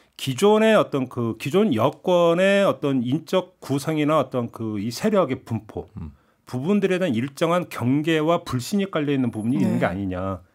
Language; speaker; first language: Korean; native; Korean